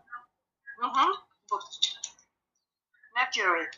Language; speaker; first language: English; non-native, fluent; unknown